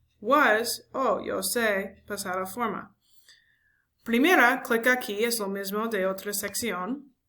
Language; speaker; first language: Spanish; non-native, learner; English